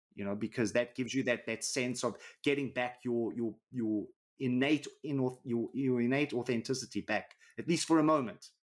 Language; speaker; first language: English; native; English